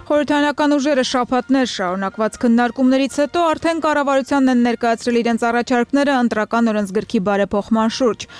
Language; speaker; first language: Armenian; native; Armenian